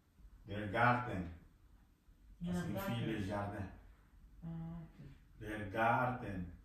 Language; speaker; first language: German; non-native, fluent; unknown